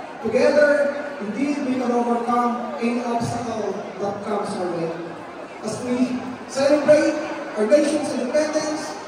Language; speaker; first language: English; non-native, local second language; Filipino